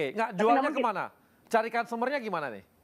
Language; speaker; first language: Indonesian; native; Indonesian